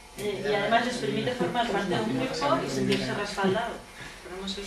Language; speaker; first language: Spanish; native; Spanish